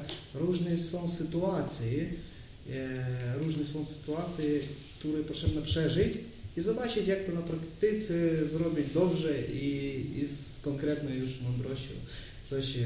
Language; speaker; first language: Polish; non-native, learner; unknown